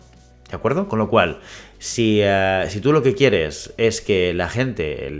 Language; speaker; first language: Spanish; native; Spanish